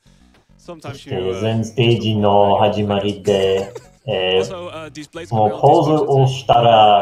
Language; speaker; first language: Japanese; non-native, learner; English